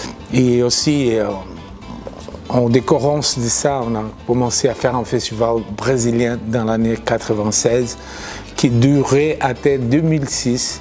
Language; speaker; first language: French; non-native, fluent; Portuguese